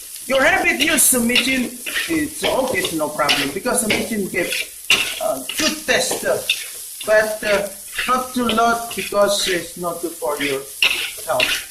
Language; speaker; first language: English; non-native, learner; Indonesian